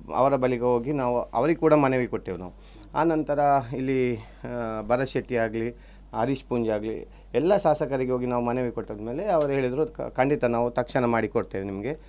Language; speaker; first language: Kannada; non-native, local second language; Tulu